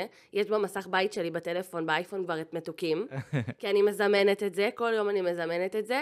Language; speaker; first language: Hebrew; native; Hebrew